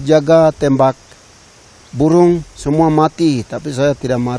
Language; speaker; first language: Indonesian; non-native, local second language; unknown